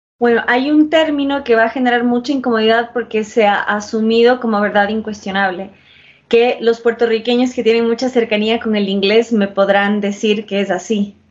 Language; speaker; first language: Spanish; early bilingual, heritage; English